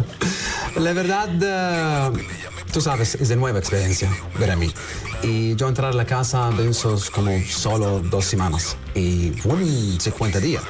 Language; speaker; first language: Spanish; non-native, learner; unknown